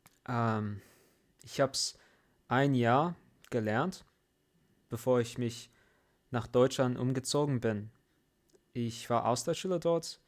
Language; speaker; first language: German; non-native, fluent; English